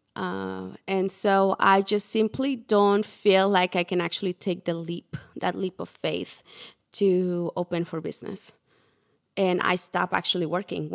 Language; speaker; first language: English; non-native, fluent; Spanish